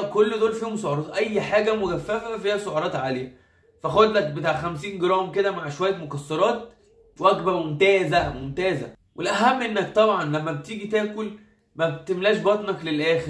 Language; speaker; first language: Arabic; native; Arabic